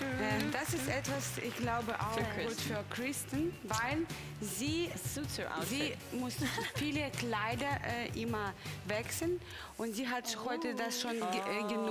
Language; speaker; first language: German; non-native, learner; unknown